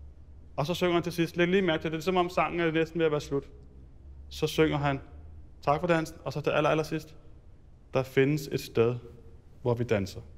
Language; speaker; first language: Danish; native; Danish